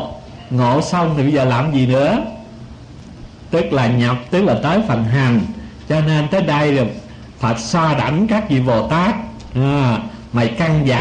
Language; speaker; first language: Vietnamese; native; Vietnamese